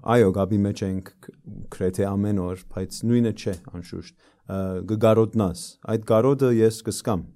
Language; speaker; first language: Armenian; early bilingual, heritage; Armenian